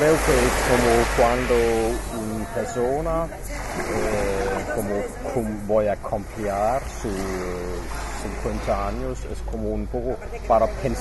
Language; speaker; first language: Spanish; non-native, learner; Danish